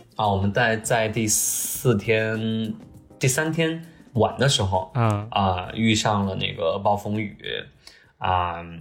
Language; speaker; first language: Chinese; native; Chinese